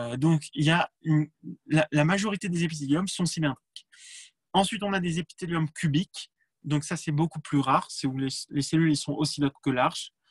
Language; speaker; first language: French; native; French